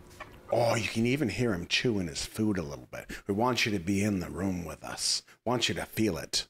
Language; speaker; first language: English; native; English